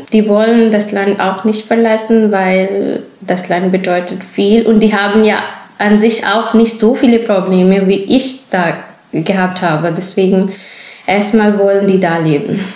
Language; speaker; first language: German; non-native, fluent; Urdu